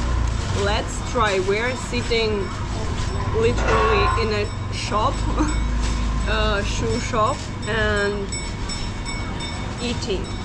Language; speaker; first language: English; non-native, fluent; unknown